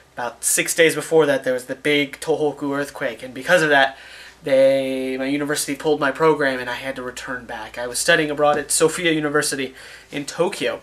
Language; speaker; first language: English; native; English